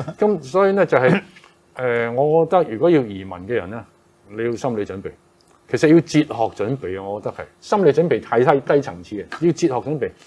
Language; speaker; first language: Chinese; non-native, local second language; Cantonese